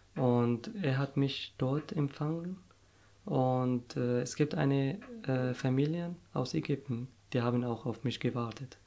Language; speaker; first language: German; non-native, fluent; Arabic